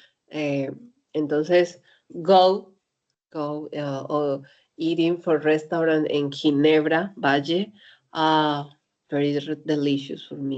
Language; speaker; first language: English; non-native, learner; Spanish